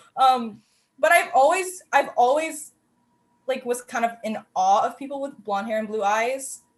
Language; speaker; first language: English; native; English